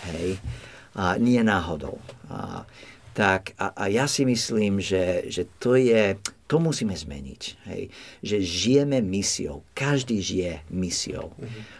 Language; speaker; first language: Slovak; non-native, fluent; English